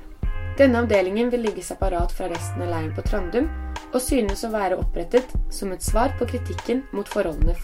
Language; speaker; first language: Norwegian; native; Norwegian